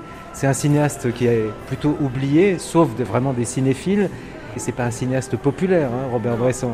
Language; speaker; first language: French; native; French